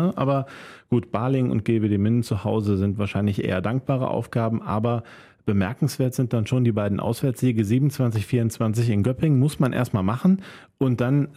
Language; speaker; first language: German; native; German